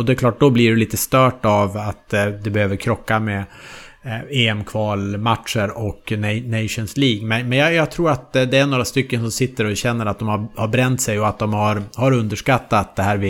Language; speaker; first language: Swedish; native; Swedish